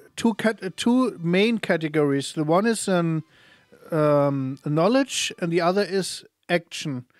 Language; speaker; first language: English; non-native, fluent; German